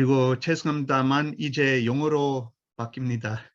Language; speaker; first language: Korean; non-native, learner; English